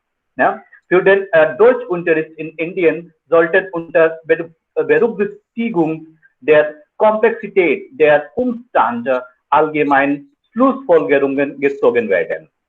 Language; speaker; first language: German; non-native, fluent; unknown